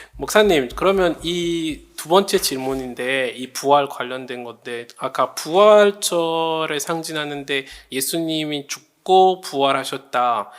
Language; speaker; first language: Korean; non-native, fluent; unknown